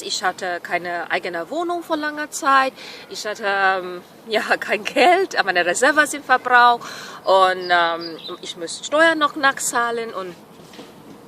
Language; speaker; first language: German; non-native, fluent; Burmese